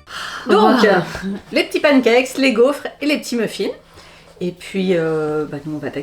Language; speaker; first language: French; native; French